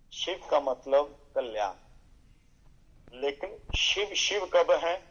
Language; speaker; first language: Hindi; native; Hindi